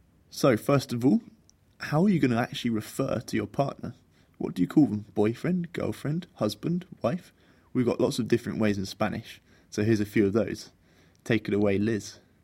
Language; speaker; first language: English; native; English